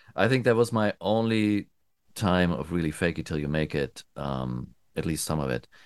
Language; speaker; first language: English; non-native, fluent; German